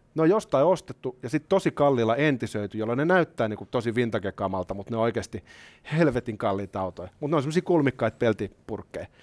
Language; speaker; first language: Finnish; native; Finnish